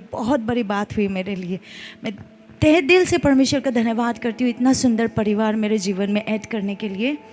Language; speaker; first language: Hindi; non-native, local second language; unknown